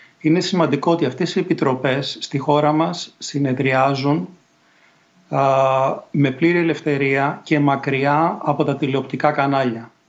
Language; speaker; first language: Greek; native; Greek